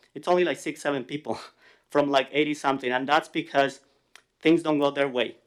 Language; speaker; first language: English; non-native, fluent; Spanish